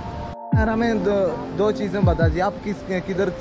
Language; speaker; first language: Hindi; non-native, local second language; Malayalam